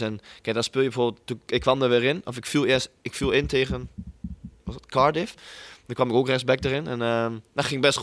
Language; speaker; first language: Dutch; native; Dutch